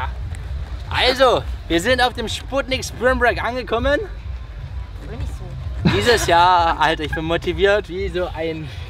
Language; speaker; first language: German; native; German